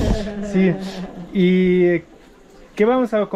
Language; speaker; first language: Spanish; non-native, learner; German